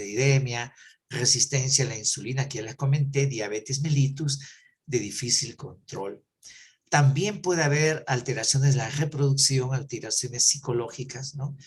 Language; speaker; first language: Spanish; native; Spanish